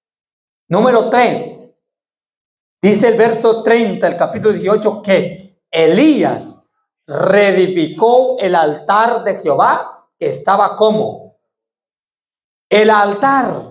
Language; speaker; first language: Spanish; native; Spanish